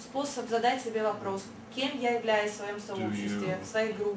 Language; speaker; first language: Russian; native; Russian